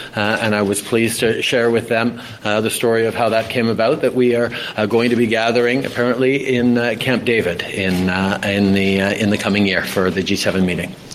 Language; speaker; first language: English; native; English